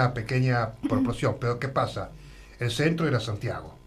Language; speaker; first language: Spanish; native; Spanish